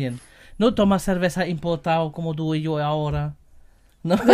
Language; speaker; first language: Spanish; non-native, fluent; German